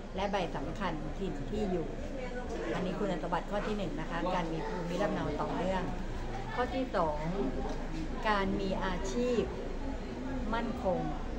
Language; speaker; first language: Thai; native; Thai